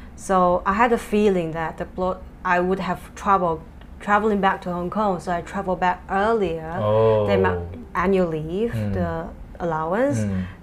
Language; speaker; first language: English; non-native, fluent; Chinese